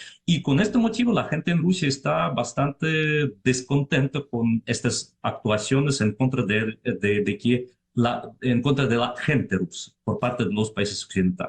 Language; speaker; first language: Spanish; non-native, fluent; Russian